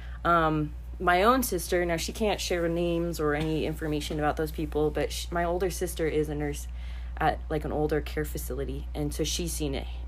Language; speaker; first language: English; native; English